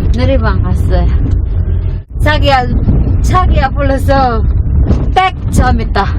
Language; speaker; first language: Korean; non-native, learner; Filipino